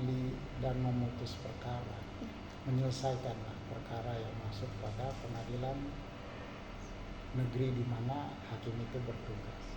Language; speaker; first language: Indonesian; native; Indonesian